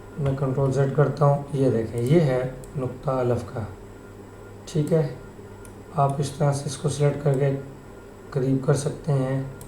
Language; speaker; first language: Urdu; native; Urdu